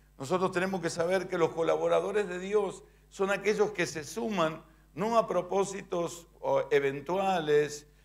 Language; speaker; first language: Spanish; native; Spanish